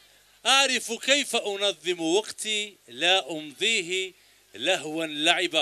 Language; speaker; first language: Arabic; native; Arabic